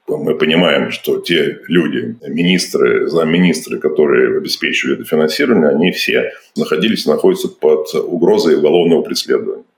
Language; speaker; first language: Russian; native; Russian